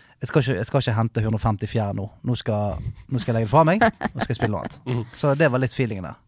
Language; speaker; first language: Norwegian; native; Norwegian